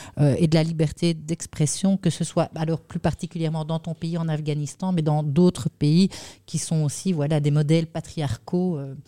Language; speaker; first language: French; non-native, fluent; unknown